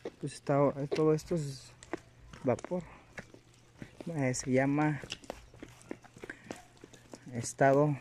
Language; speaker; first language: Spanish; native; Spanish